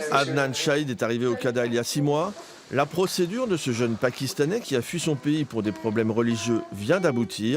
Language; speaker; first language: French; native; French